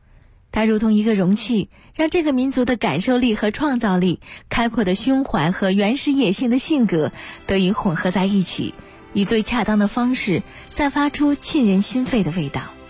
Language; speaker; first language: Chinese; native; Chinese